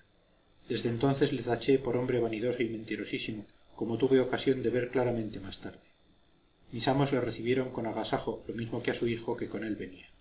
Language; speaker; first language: Spanish; native; Spanish